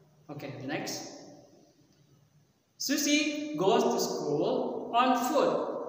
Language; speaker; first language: English; non-native, fluent; Indonesian